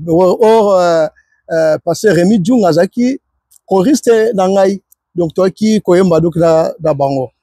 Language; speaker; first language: Lingala; native; Lingala